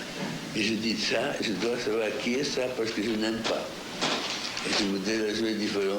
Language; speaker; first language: French; non-native, fluent; Russian